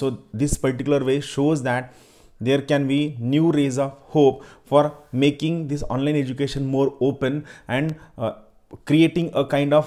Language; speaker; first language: English; non-native, local second language; Marathi